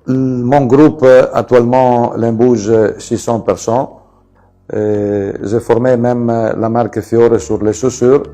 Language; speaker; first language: French; non-native, fluent; Italian